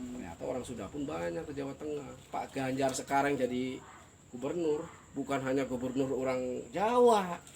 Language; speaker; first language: Indonesian; non-native, local second language; Sundanese